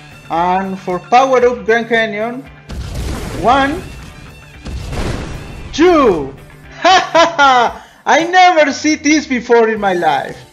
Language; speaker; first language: English; non-native, learner; Spanish